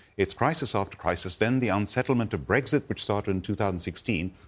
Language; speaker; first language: English; non-native, local second language; Gujarati